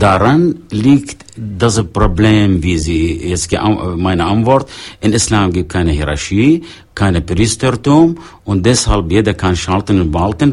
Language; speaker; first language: German; non-native, fluent; Arabic